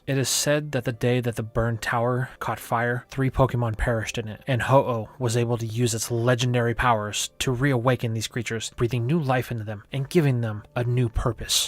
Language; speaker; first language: English; native; English